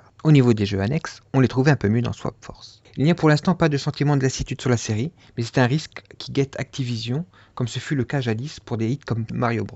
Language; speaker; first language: French; native; French